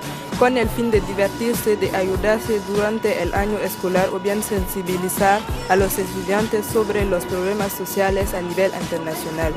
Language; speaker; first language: Spanish; non-native, learner; French